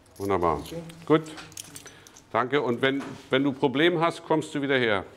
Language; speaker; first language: German; native; German